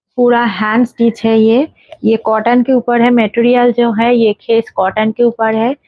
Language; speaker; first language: Hindi; non-native, local second language; Bangla